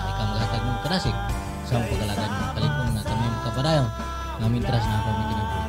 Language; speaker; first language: Cebuano; native; Cebuano